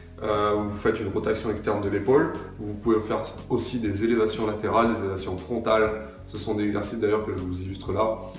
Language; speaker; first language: French; native; French